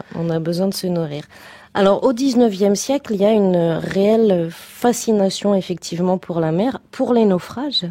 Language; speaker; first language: French; native; French